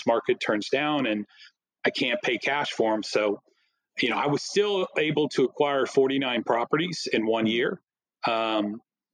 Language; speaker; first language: English; native; English